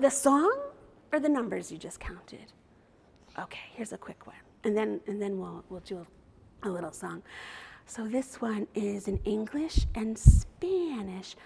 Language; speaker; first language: English; native; English